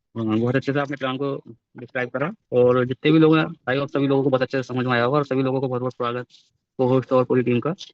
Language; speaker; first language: Hindi; native; Hindi